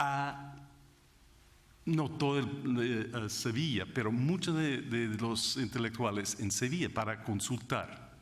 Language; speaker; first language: Spanish; non-native, fluent; English